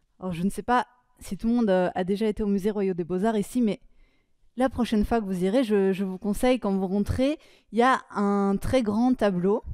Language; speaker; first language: French; native; French